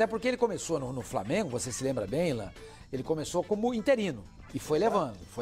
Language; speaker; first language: Portuguese; native; Portuguese